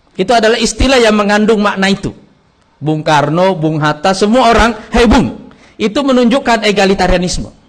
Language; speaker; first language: Indonesian; non-native, local second language; Buginese